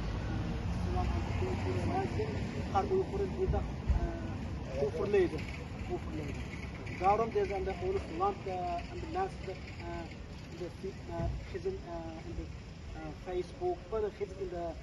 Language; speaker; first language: Dutch; non-native, learner; Uyghur